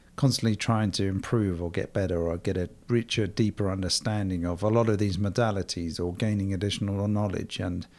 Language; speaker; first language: English; native; English